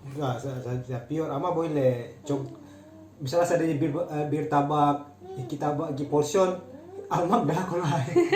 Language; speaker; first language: Turkish; non-native, learner; Indonesian